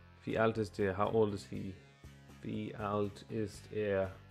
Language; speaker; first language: German; non-native, learner; English